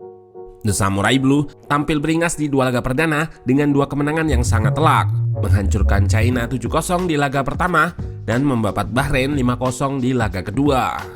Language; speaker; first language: Indonesian; native; Indonesian